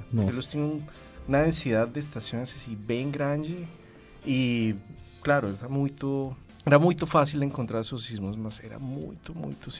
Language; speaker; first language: Portuguese; non-native, fluent; Spanish